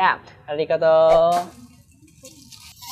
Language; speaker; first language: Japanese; non-native, learner; Vietnamese